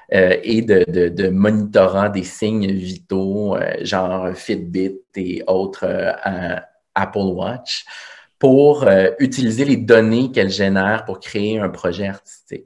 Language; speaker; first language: French; native; French